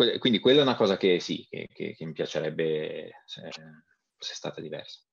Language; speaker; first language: Italian; native; Italian